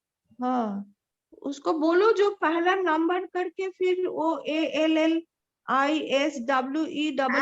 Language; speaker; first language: Hindi; non-native, local second language; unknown